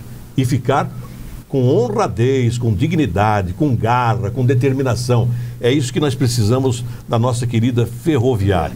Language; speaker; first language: Portuguese; native; Portuguese